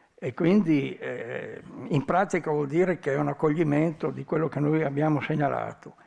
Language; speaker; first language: Italian; native; Italian